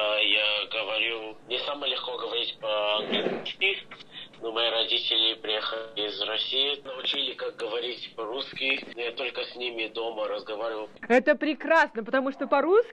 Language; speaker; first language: Russian; early bilingual, heritage; English